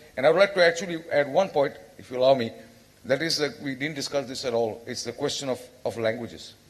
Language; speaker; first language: English; non-native, local second language; Bangla